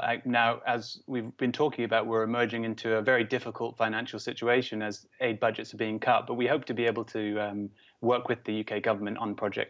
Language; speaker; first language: English; native; English